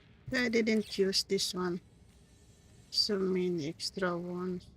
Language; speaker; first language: English; non-native, learner; Filipino